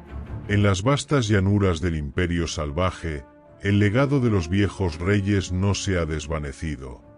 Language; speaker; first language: Spanish; native; Spanish